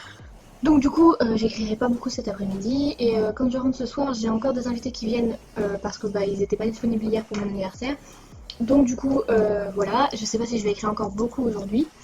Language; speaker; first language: French; native; French